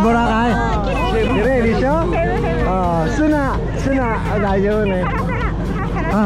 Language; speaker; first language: Japanese; non-native, learner; Filipino